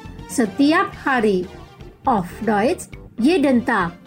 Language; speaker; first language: German; non-native, fluent; Indonesian